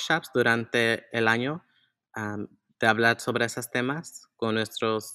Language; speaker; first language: Spanish; early bilingual, heritage; Spanish